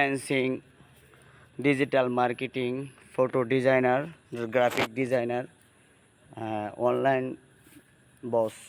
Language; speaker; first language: Hindi; non-native, learner; Bangla